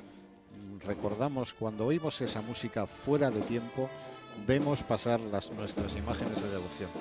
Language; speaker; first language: Spanish; native; Spanish